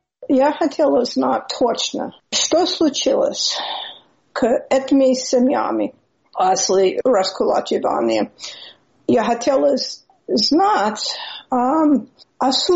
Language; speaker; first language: Russian; non-native, fluent; English